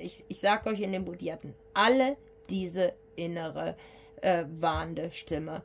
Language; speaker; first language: German; native; German